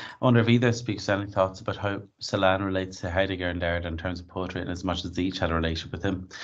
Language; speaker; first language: English; native; English